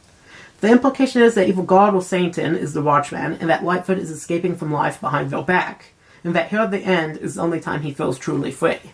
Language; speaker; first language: English; native; English